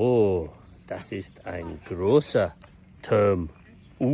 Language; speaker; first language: German; non-native, learner; English